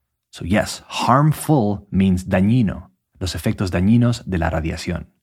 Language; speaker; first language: Spanish; non-native, fluent; English